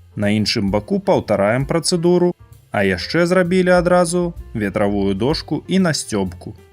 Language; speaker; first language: Belarusian; native; Belarusian